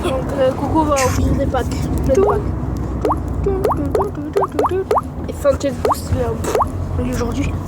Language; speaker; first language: French; native; French